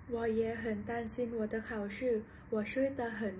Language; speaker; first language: Chinese; non-native, learner; English